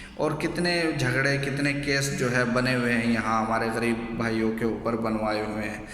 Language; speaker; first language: Urdu; native; Urdu